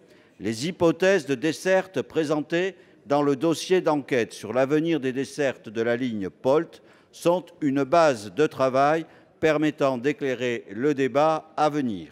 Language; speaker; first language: French; native; French